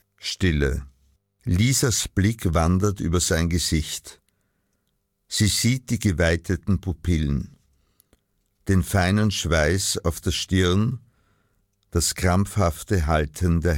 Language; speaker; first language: German; native; German